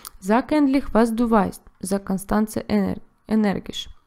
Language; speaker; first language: German; non-native, learner; Russian